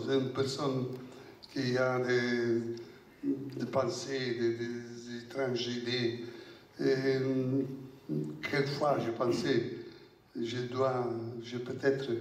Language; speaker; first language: French; non-native, fluent; Italian